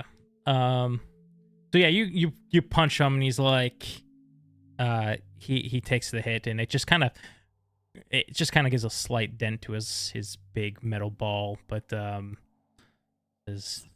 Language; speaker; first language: English; native; English